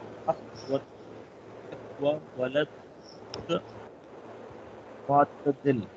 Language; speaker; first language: Arabic; non-native, learner; Urdu